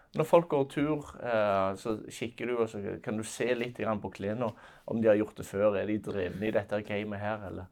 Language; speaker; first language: Norwegian; native; Norwegian